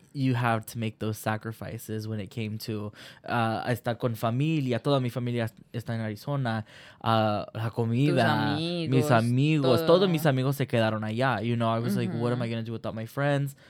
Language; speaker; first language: English; early bilingual, other home language; Spanish